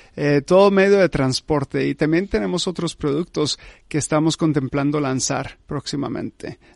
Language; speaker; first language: Spanish; early bilingual, heritage; Spanish